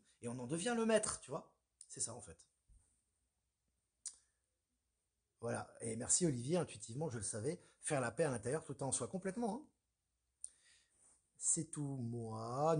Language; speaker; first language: French; native; French